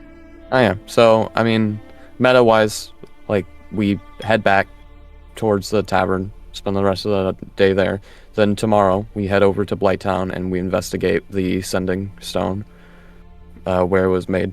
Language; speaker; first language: English; native; English